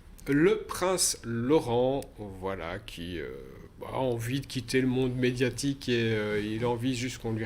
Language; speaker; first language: French; native; French